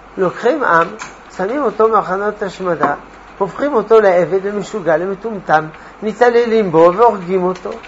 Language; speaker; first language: Hebrew; non-native, fluent; French